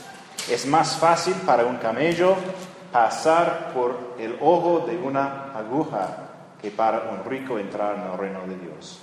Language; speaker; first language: Spanish; non-native, fluent; English